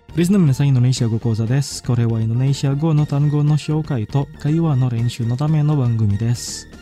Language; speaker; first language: Japanese; non-native, fluent; Indonesian